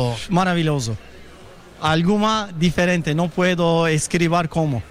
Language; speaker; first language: Spanish; non-native, learner; Turkish